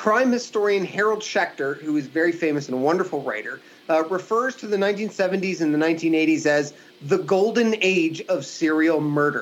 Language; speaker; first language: English; native; English